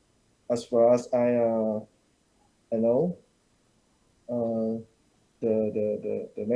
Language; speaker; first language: English; non-native, learner; Vietnamese